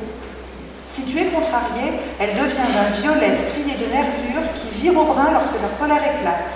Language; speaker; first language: French; native; French